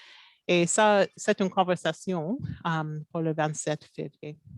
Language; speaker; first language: French; non-native, local second language; English